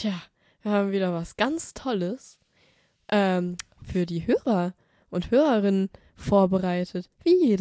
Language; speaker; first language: German; native; German